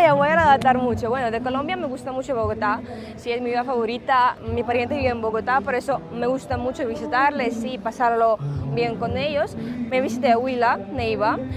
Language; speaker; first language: Spanish; early bilingual, other home language; Ukrainian